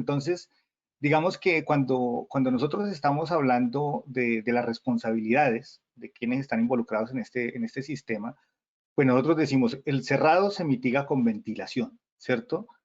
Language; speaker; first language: Spanish; native; Spanish